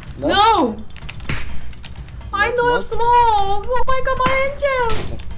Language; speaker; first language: English; non-native, learner; Korean